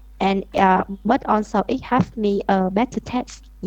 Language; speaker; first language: English; non-native, learner; Vietnamese